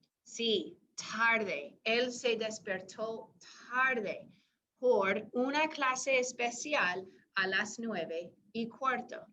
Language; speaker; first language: Spanish; non-native, fluent; English